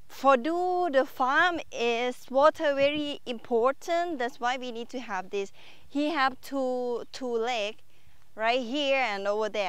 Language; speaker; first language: English; non-native, learner; Thai